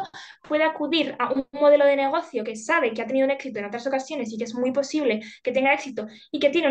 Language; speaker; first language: Spanish; native; Spanish